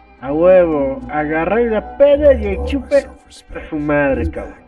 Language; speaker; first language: Spanish; native; Spanish